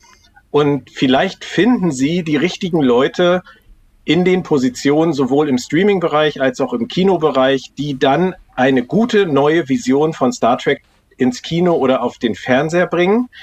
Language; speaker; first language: German; native; German